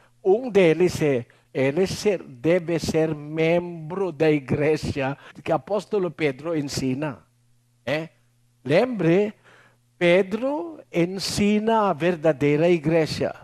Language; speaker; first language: Portuguese; non-native, learner; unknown